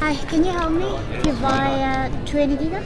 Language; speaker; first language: English; non-native, learner; Korean